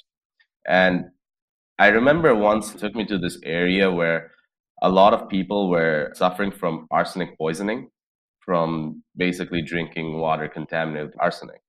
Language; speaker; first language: English; non-native, local second language; Bangla